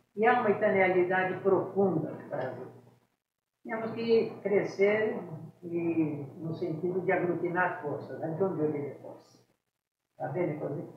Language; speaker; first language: Portuguese; native; Portuguese